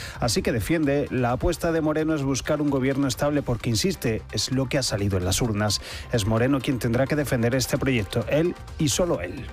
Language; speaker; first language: Spanish; native; Spanish